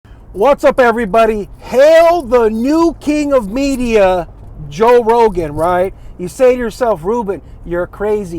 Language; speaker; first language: English; native; English